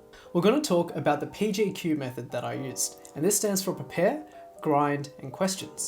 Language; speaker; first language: English; native; English